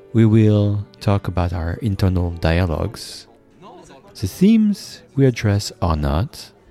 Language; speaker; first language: English; non-native, fluent; French